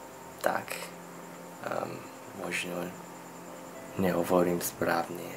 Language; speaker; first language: Slovak; non-native, learner; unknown